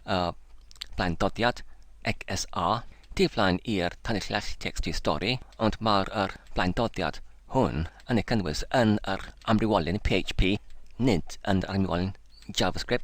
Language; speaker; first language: Welsh; non-native, learner; English